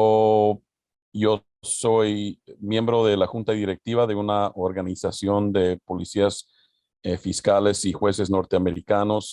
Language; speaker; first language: Spanish; early bilingual, other home language; English